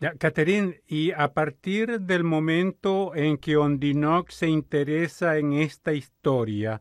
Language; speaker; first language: Spanish; native; Spanish